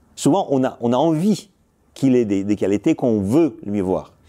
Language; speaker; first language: French; non-native, fluent; Russian